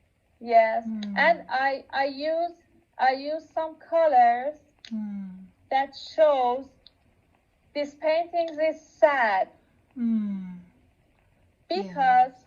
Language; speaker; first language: English; non-native, local second language; Persian